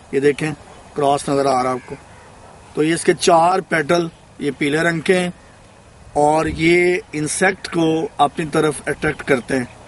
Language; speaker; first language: Urdu; non-native, local second language; Punjabi